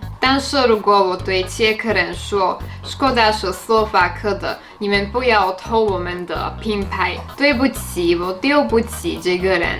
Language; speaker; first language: Chinese; non-native, fluent; Slovak